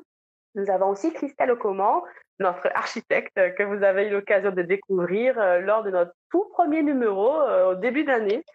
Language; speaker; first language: French; native; French